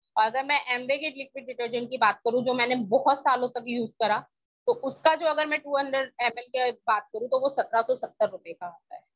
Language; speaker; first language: Hindi; native; Hindi